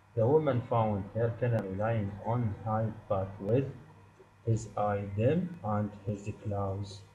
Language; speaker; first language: English; non-native, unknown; Arabic